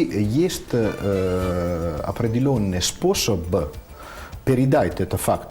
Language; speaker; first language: Russian; non-native, fluent; Italian